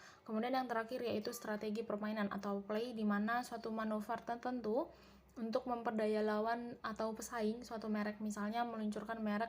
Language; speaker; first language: Indonesian; native; Indonesian